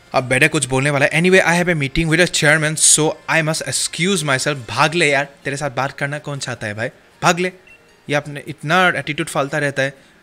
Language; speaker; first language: Hindi; native; Hindi